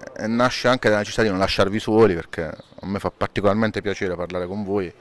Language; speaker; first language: Italian; native; Italian